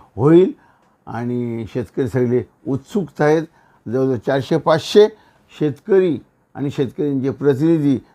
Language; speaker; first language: Marathi; native; Marathi